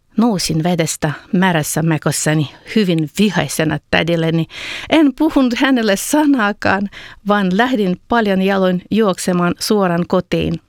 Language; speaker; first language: Finnish; non-native, fluent; Ukrainian